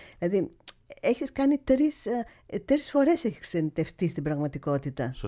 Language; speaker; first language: Greek; native; Greek